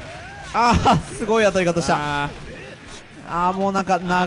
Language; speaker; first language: Japanese; native; Japanese